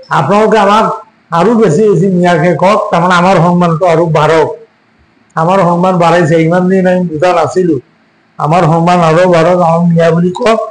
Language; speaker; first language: Assamese; non-native, local second language; Bangla